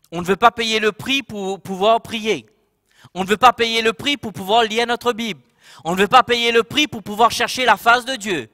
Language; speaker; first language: French; non-native, local second language; Morisyen